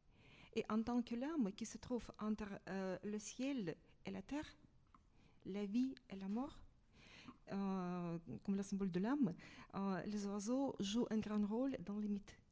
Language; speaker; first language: French; non-native, fluent; Russian